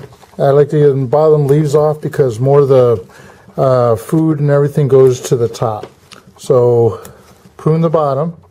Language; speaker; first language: English; native; English